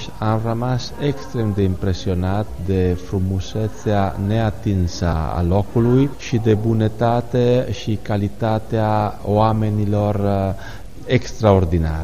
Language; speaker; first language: Romanian; non-native, fluent; Italian